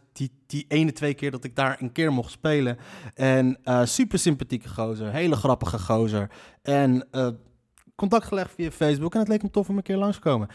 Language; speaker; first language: Dutch; early bilingual, other home language; Riffian